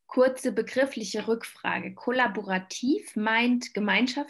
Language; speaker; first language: German; native; German